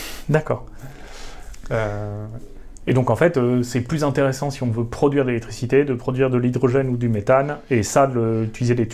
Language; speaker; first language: French; native; French